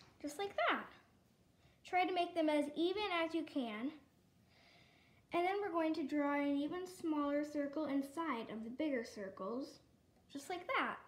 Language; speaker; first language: English; native; English